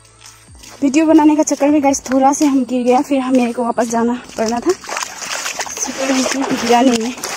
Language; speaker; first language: Hindi; non-native, local second language; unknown